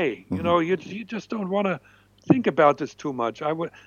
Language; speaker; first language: English; non-native, fluent; German